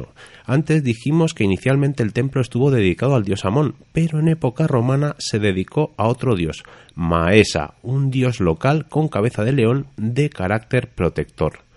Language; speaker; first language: Spanish; native; Spanish